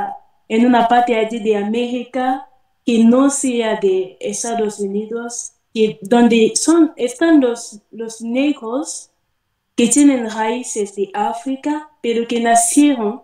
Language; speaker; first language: Spanish; non-native, fluent; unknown